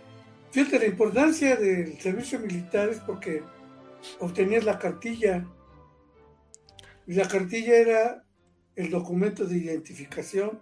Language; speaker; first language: Spanish; native; Spanish